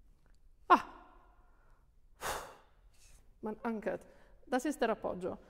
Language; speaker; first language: German; non-native, fluent; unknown